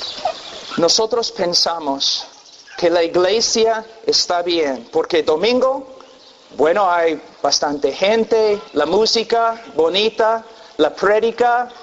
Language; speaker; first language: Spanish; non-native, fluent; English